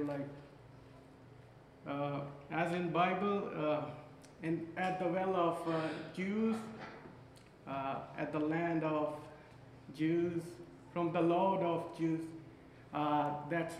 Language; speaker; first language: English; non-native, local second language; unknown